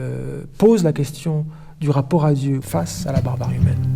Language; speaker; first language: French; native; French